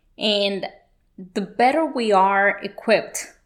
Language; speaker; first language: English; early bilingual, other home language; Spanish